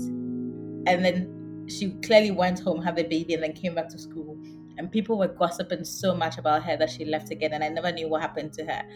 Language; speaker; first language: English; non-native, local second language; Akan